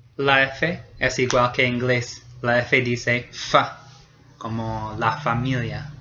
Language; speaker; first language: Spanish; non-native, fluent; English